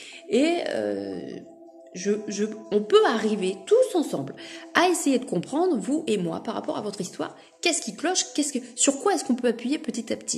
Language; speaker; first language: French; native; French